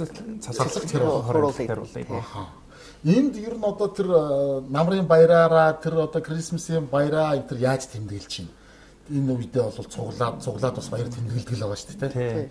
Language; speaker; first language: Mongolian; native; Mongolian